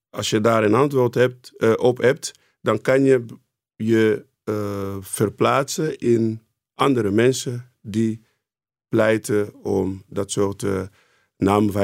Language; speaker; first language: Dutch; non-native, fluent; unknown